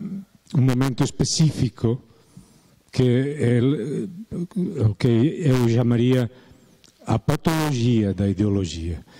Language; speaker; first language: Portuguese; non-native, fluent; Spanish